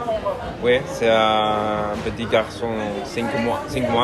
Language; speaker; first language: French; non-native, learner; Spanish